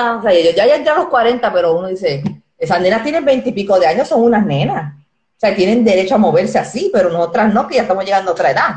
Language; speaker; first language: Spanish; native; Spanish